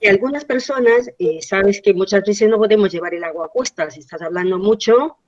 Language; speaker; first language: Spanish; native; Spanish